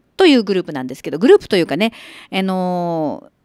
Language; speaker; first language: Japanese; native; Japanese